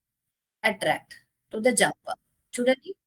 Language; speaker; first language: Telugu; non-native, learner; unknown